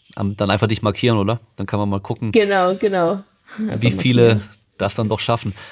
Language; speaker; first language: German; native; German